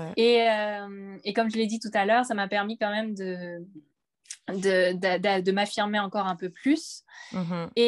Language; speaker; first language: French; native; French